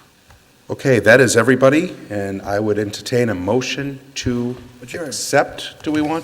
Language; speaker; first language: English; native; English